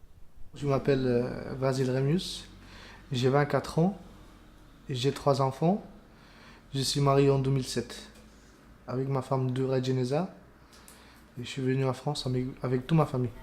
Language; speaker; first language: French; non-native, learner; Romanian